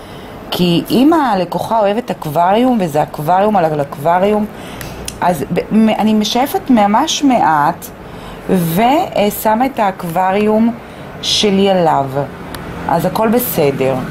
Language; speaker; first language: Hebrew; native; Hebrew